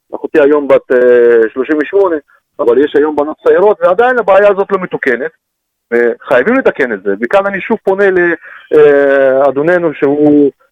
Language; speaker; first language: Hebrew; non-native, fluent; Russian